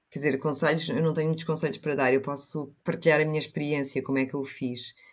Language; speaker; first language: Portuguese; early bilingual, other home language; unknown